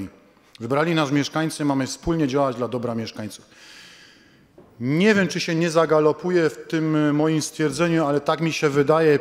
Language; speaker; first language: Polish; native; Polish